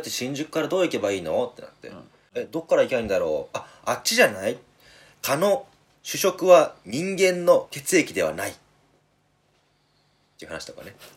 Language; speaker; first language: Japanese; native; Japanese